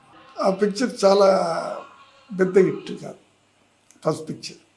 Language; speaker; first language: Telugu; non-native, learner; Tamil